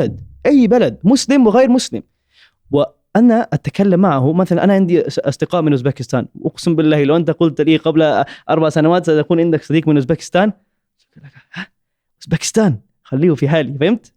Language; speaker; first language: Arabic; non-native, learner; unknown